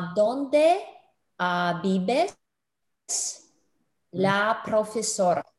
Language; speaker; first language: Spanish; non-native, learner; English